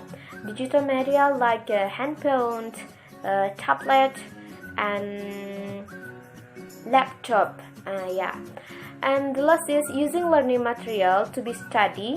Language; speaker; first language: English; non-native, learner; Indonesian